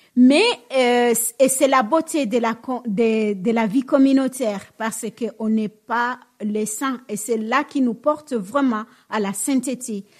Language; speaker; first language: French; non-native, local second language; Swahili